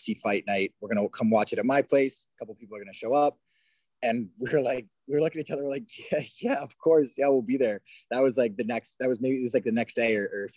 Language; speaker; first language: English; native; English